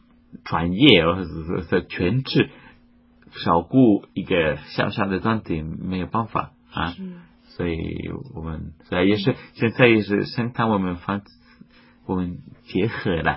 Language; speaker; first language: Chinese; non-native, fluent; Spanish